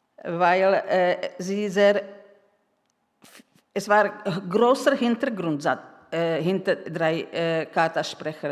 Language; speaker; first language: German; non-native, fluent; Czech